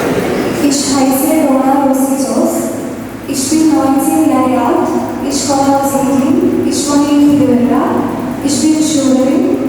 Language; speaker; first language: German; non-native, learner; Hindi